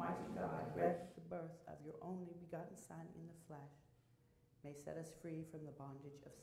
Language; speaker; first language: English; native; English